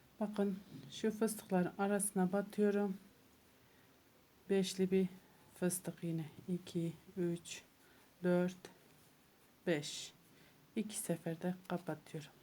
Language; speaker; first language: Turkish; native; Turkish